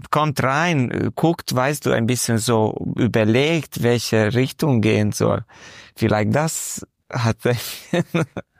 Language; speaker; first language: German; non-native, learner; Romanian